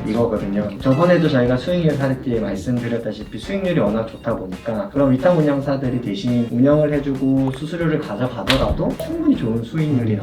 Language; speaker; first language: Korean; native; Korean